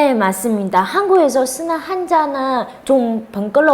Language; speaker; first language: Korean; non-native, fluent; Chinese